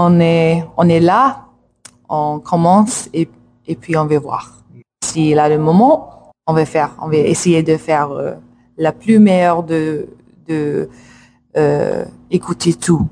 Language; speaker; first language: French; non-native, learner; English